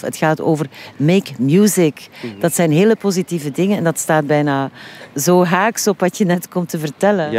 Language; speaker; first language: Dutch; native; Dutch